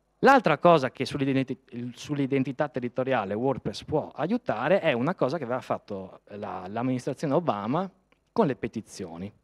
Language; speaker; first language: Italian; native; Italian